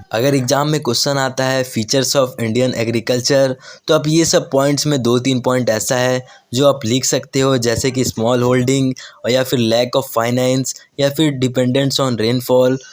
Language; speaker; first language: Hindi; native; Hindi